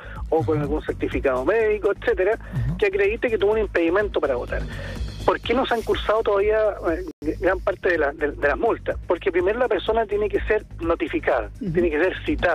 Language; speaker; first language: Spanish; native; Spanish